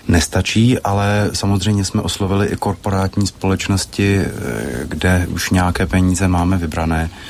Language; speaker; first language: Czech; native; Czech